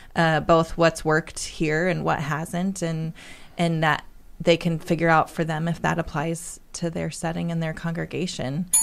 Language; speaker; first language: English; native; English